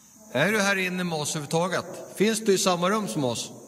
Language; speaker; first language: Swedish; native; Swedish